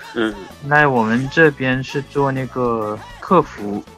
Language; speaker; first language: Chinese; non-native, fluent; Morisyen